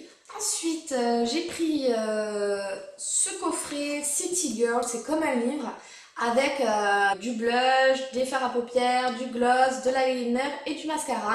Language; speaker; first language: French; native; French